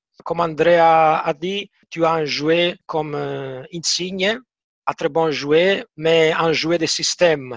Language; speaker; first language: French; non-native, fluent; Italian